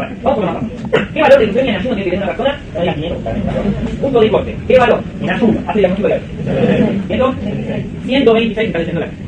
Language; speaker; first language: Spanish; native; Spanish